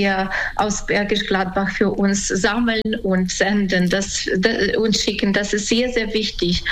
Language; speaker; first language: German; non-native, fluent; Ukrainian